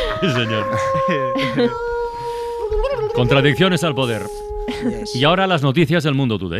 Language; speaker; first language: Spanish; native; Spanish